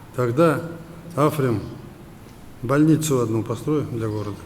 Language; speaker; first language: Russian; non-native, local second language; Kazakh